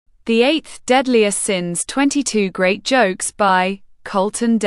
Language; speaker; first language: English; native; English